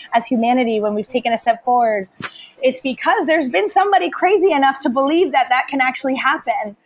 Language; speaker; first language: English; native; English